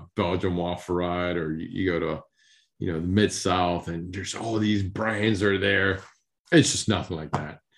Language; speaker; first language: English; early bilingual, other home language; Spanish